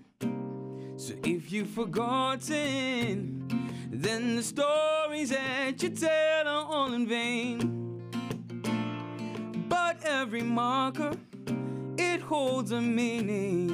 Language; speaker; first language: English; non-native, local second language; Ganda